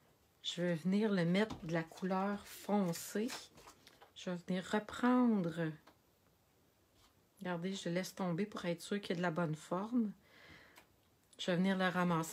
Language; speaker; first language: French; native; French